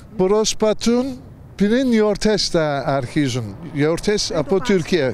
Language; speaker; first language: Greek; non-native, learner; Turkish